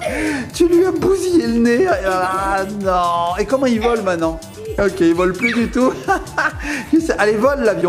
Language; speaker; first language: French; native; French